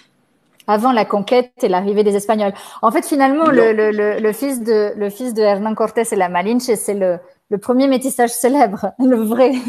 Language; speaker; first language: French; native; French